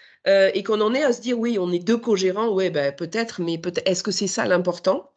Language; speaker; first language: French; native; French